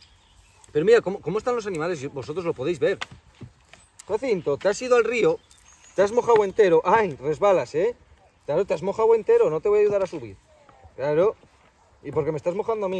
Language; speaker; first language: Spanish; native; Spanish